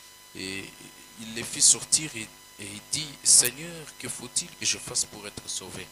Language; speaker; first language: French; non-native, local second language; Swahili